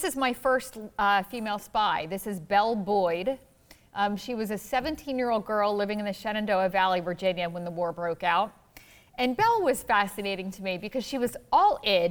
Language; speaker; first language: English; native; English